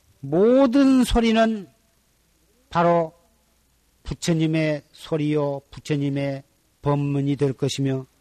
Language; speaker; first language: Korean; native; Korean